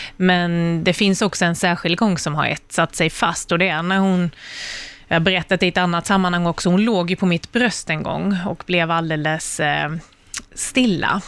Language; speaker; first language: Swedish; native; Swedish